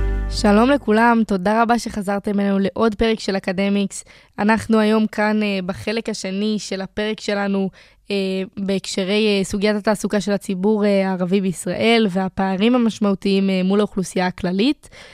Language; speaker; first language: Hebrew; native; Hebrew